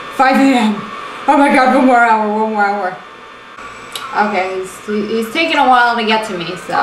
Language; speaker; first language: English; native; English